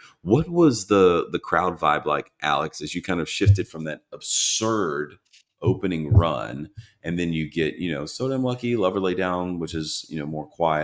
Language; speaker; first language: English; native; English